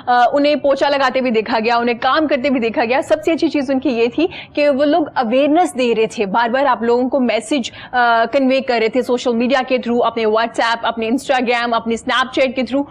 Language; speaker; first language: Urdu; native; Urdu